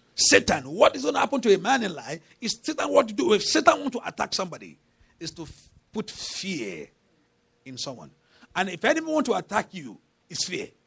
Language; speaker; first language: English; non-native, local second language; Yoruba